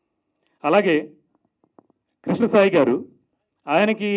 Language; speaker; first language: Telugu; native; Telugu